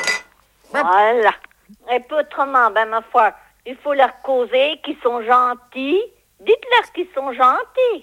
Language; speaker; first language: French; native; French